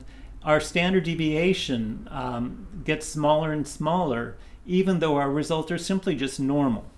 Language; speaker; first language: English; native; English